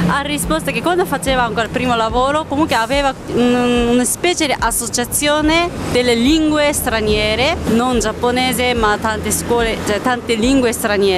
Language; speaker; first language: Italian; non-native, fluent; Japanese